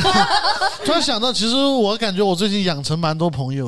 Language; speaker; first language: Chinese; native; Chinese